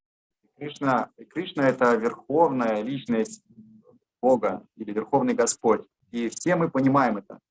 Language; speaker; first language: Russian; native; Russian